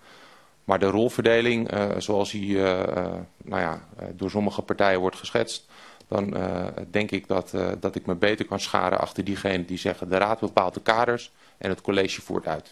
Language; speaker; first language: Dutch; native; Dutch